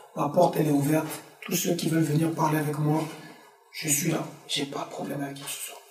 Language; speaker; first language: French; early bilingual, other home language; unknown